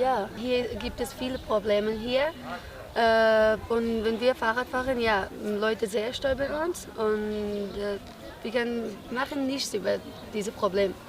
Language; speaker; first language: German; non-native, learner; Persian